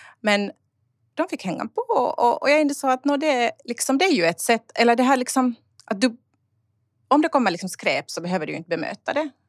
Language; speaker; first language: Swedish; native; Swedish